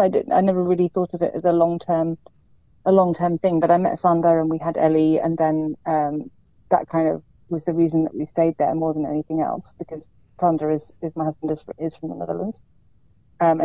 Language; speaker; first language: English; native; English